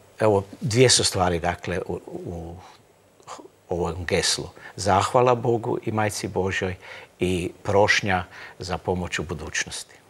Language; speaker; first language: Croatian; native; Croatian